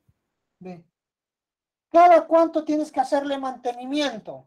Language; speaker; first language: Spanish; native; Spanish